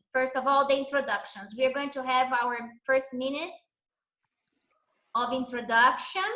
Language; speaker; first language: English; non-native, fluent; Portuguese